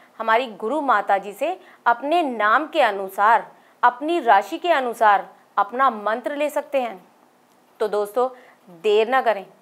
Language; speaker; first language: Hindi; native; Hindi